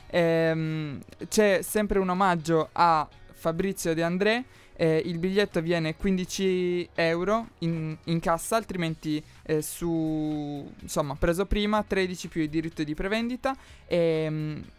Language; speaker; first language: Italian; native; Italian